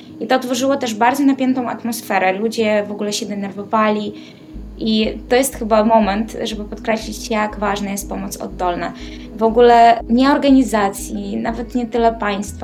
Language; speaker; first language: Polish; non-native, fluent; Ukrainian